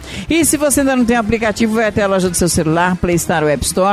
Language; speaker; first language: Portuguese; native; Portuguese